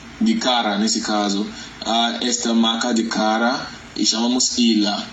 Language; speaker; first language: Portuguese; non-native, learner; Yoruba